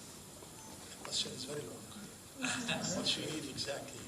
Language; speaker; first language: English; non-native, fluent; Arabic